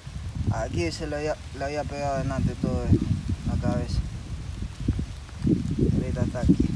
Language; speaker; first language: Spanish; native; Spanish